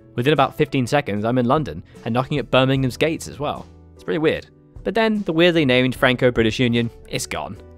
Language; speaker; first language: English; native; English